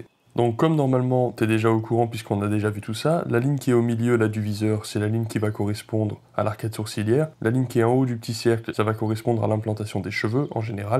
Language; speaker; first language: French; native; French